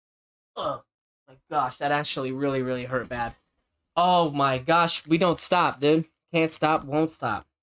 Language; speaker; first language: English; native; English